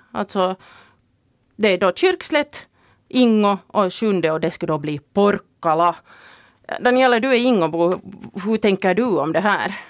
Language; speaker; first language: Swedish; native; Swedish